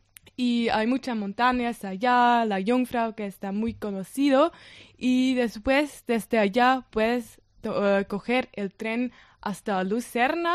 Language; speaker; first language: Spanish; non-native, learner; German